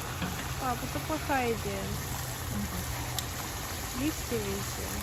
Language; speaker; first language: Russian; early bilingual, heritage; Russian